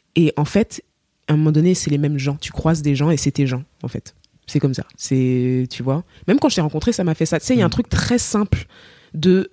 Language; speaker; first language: French; native; French